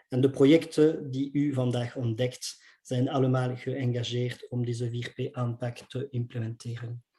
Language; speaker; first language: Dutch; non-native, local second language; French